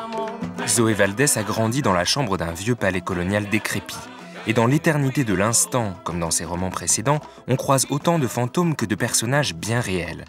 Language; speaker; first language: French; native; French